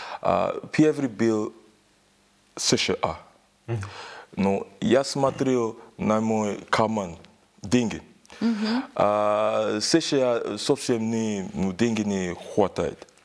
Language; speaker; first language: Russian; non-native, learner; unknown